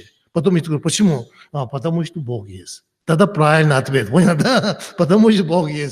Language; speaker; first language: Russian; non-native, learner; Tibetan